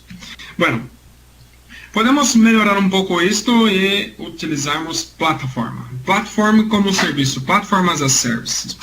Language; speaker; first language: Spanish; non-native, learner; Portuguese